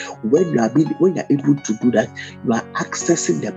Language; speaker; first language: English; non-native, local second language; Akan